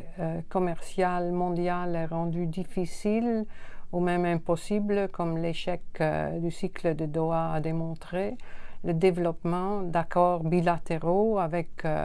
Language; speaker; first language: French; non-native, fluent; Dutch